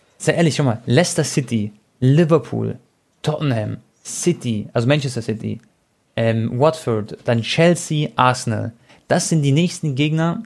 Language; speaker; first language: German; early bilingual, other home language; Croatian